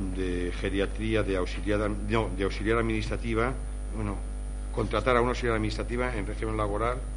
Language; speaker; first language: Spanish; non-native, local second language; Catalan